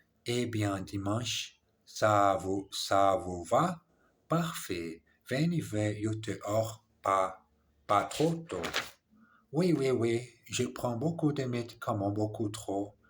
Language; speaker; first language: French; non-native, learner; English